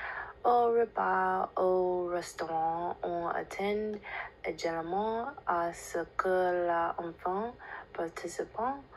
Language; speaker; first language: French; non-native, learner; English